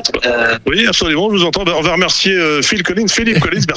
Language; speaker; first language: French; native; French